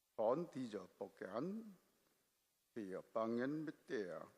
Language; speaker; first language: German; non-native, learner; Korean